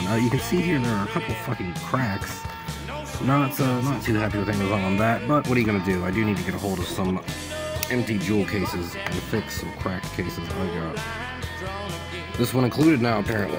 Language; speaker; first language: English; native; English